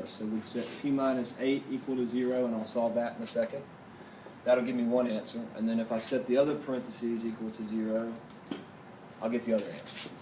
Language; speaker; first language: English; native; English